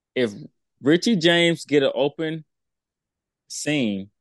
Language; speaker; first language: English; native; English